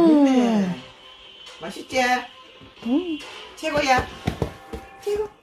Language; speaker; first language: Korean; native; Korean